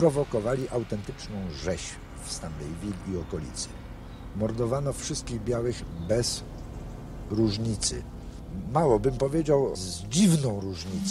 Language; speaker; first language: Polish; native; Polish